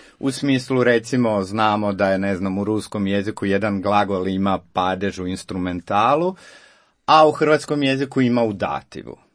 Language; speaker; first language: Croatian; native; Croatian